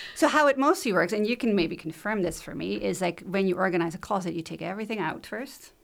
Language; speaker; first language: English; non-native, fluent; Dutch